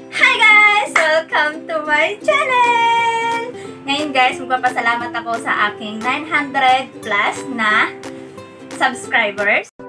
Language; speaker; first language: Filipino; non-native, local second language; Cebuano